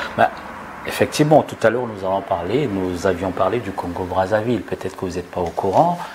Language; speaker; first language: French; non-native, local second language; Lingala